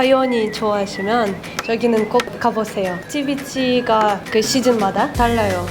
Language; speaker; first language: Korean; non-native, fluent; Russian